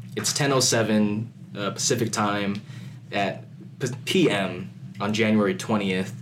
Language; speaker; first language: English; early bilingual, other home language; Filipino